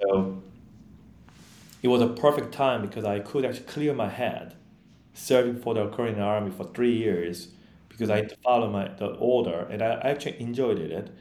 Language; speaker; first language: English; non-native, fluent; Korean